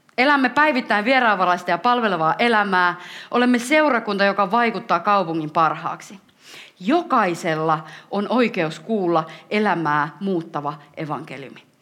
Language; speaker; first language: Finnish; native; Finnish